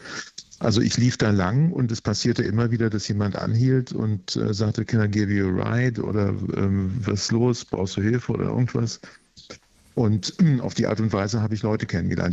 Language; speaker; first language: German; native; German